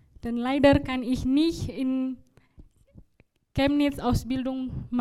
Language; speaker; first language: German; non-native, learner; Indonesian